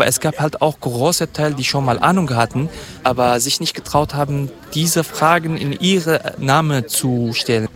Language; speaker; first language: German; non-native, fluent; Kurdish